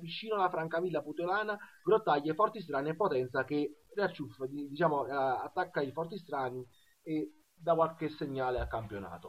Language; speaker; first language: Italian; native; Italian